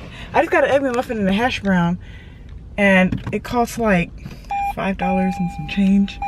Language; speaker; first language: English; native; English